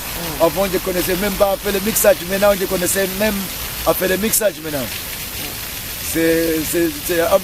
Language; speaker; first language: French; non-native, learner; English